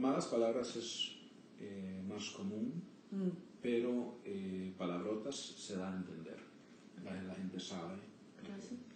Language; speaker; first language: Spanish; early bilingual, heritage; Spanish